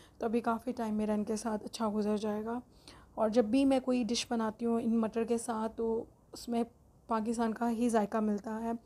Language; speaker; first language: Urdu; native; Urdu